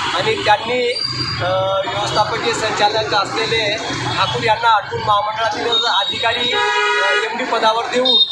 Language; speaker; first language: Marathi; non-native, local second language; Lambadi